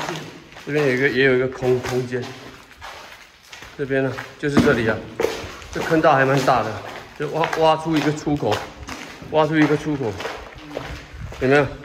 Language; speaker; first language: Chinese; native; Chinese